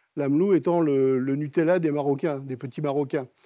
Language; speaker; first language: French; native; French